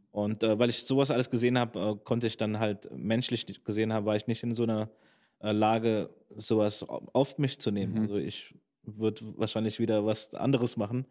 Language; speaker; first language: German; native; German